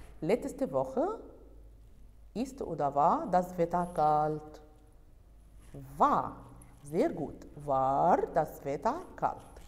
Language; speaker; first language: German; non-native, fluent; Arabic